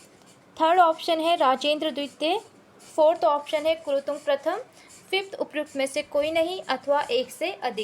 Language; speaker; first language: Hindi; native; Hindi